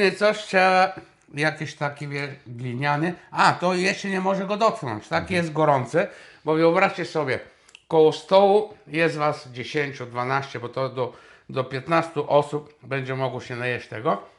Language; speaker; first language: Polish; non-native, fluent; Bulgarian